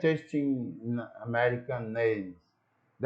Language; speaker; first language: English; non-native, learner; Portuguese